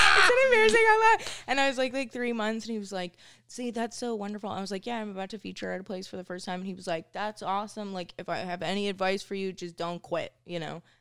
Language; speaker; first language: English; native; English